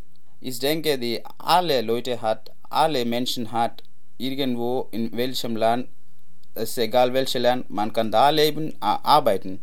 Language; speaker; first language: German; non-native, learner; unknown